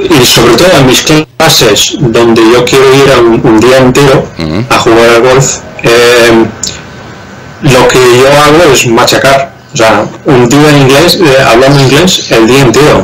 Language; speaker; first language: Spanish; non-native, fluent; Dutch